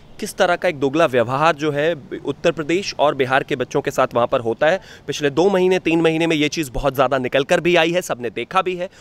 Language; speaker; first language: Hindi; native; Hindi